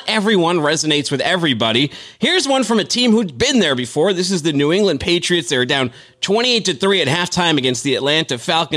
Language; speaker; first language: English; native; English